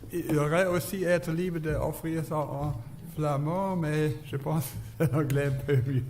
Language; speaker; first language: French; non-native, fluent; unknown